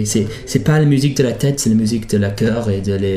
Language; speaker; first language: French; early bilingual, heritage; English